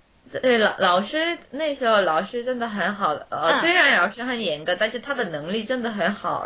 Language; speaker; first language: Chinese; non-native, learner; Korean